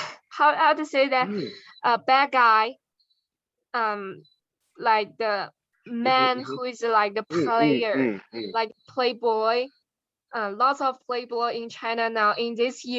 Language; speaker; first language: English; non-native, learner; Chinese